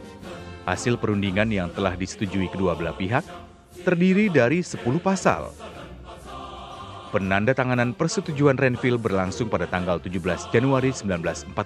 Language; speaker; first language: Indonesian; native; Indonesian